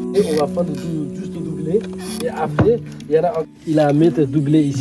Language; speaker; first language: French; non-native, learner; Nepali